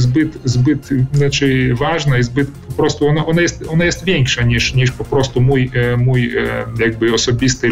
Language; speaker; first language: Polish; early bilingual, heritage; Polish